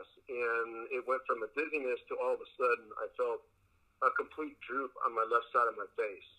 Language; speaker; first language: English; early bilingual, other home language; Spanish